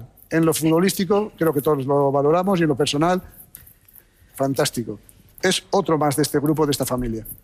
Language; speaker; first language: Spanish; native; Spanish